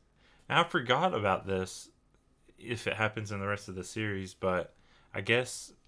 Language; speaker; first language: English; native; English